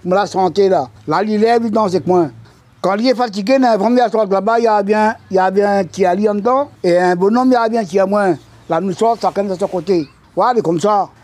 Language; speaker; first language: French; non-native, local second language; Réunion Creole French